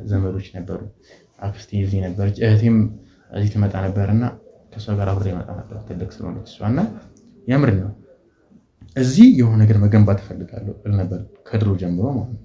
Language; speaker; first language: Amharic; early bilingual, heritage; Amharic